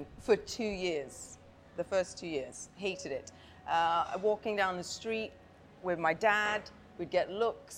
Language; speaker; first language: English; native; English